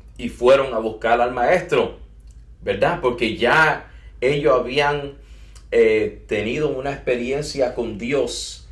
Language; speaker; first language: Spanish; early bilingual, heritage; English